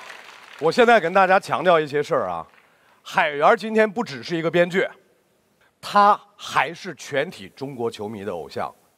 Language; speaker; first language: Chinese; native; Chinese